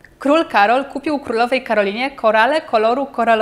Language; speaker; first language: Polish; native; Polish